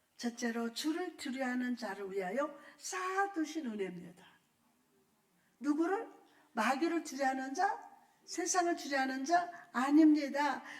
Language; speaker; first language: Korean; native; Korean